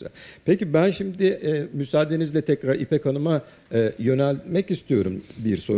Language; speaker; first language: Turkish; native; Turkish